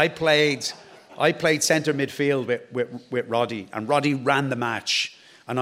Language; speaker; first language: English; native; English